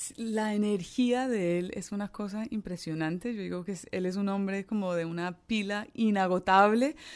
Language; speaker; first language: Spanish; early bilingual, other home language; English